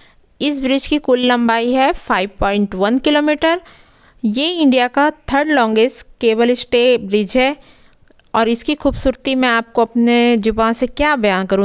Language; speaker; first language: Hindi; native; Hindi